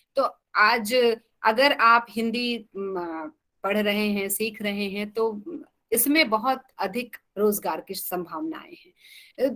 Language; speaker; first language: Hindi; native; Hindi